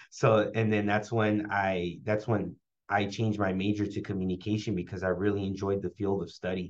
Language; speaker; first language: English; early bilingual, other home language; Spanish